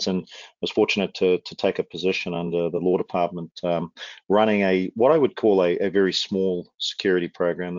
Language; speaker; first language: English; native; English